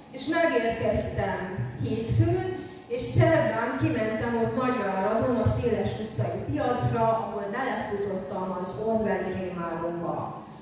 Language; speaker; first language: Hungarian; native; Hungarian